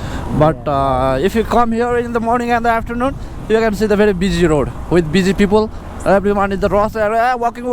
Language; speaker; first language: English; non-native, learner; Nepali